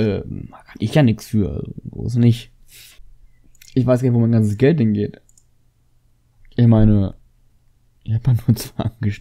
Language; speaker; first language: German; native; German